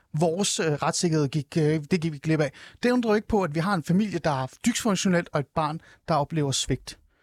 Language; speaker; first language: Danish; early bilingual, other home language; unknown